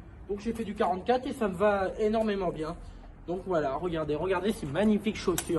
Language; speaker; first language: French; native; French